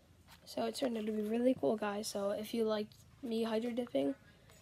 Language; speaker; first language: English; native; English